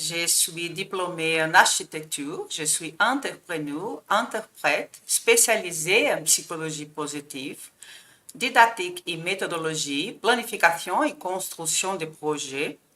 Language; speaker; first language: French; non-native, fluent; Portuguese